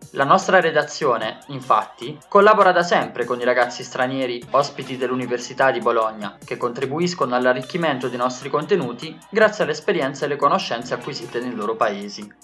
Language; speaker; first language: Italian; non-native, fluent; Portuguese